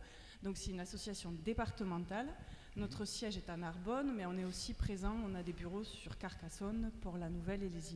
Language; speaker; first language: French; native; French